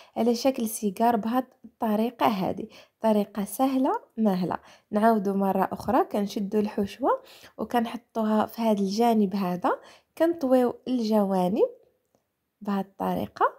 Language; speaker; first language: Arabic; native; Arabic